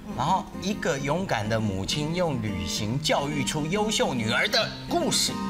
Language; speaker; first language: Chinese; native; Chinese